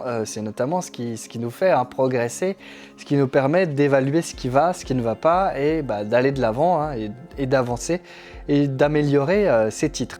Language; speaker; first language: French; native; French